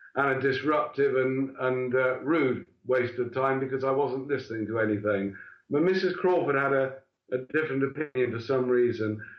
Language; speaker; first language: English; native; English